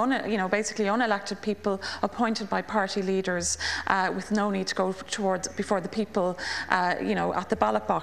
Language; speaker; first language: English; native; English